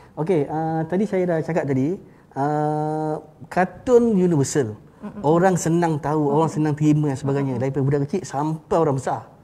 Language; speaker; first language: Malay; native; Malay